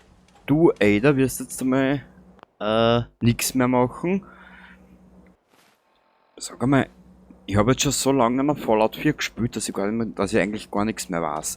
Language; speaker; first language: German; native; German